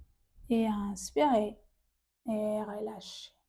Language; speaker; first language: French; native; French